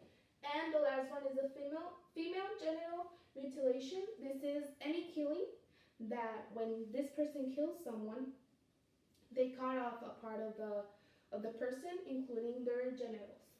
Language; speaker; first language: English; non-native, fluent; Spanish